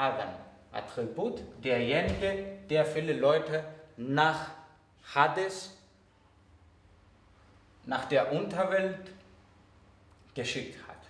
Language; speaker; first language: German; non-native, fluent; Greek